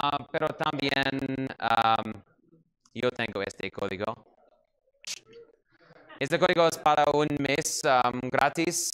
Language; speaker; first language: Spanish; non-native, learner; English